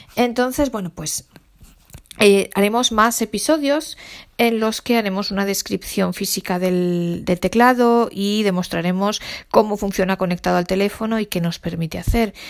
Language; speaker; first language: Spanish; native; Spanish